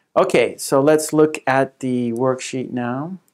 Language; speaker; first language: English; native; English